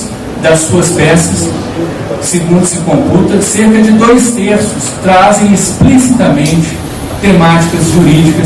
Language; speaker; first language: Portuguese; native; Portuguese